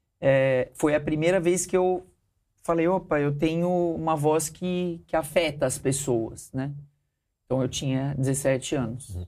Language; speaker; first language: Portuguese; early bilingual, heritage; Portuguese